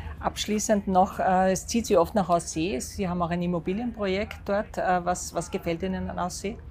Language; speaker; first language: German; native; German